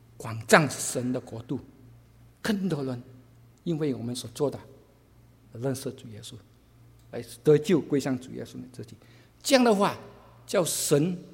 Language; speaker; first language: Chinese; non-native, local second language; Cantonese